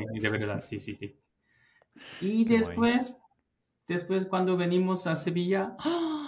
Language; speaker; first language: Spanish; non-native, learner; Korean